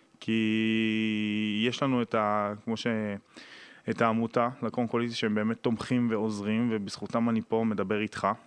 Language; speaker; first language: Hebrew; native; Hebrew